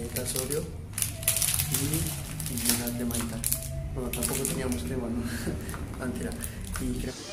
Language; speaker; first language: Spanish; native; Spanish